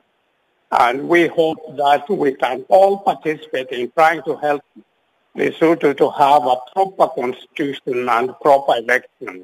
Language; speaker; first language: English; non-native, local second language; Luo (Kenya and Tanzania)